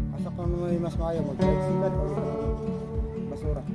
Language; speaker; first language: Filipino; non-native, learner; Korean